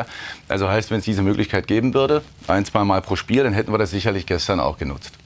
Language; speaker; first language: German; native; German